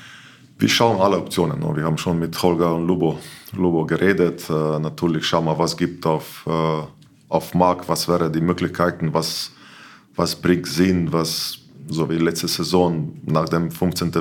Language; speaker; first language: German; non-native, learner; Slovenian